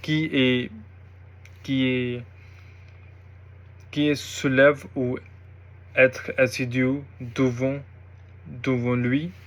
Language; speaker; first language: French; non-native, learner; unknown